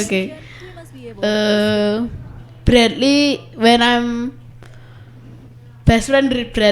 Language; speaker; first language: English; non-native, learner; Indonesian